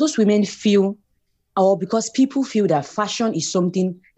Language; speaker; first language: English; non-native, local second language; Yoruba